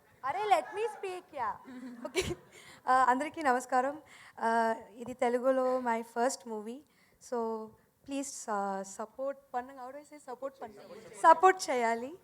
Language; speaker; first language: Telugu; non-native, learner; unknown